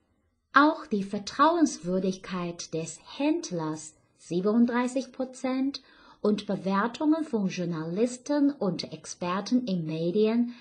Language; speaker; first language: German; non-native, fluent; Chinese